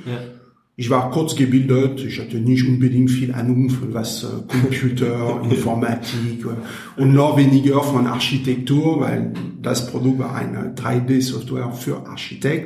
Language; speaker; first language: German; non-native, learner; French